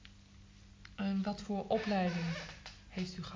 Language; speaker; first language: Dutch; native; Dutch